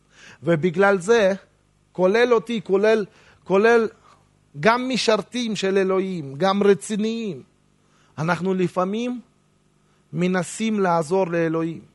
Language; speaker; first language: Hebrew; non-native, fluent; Russian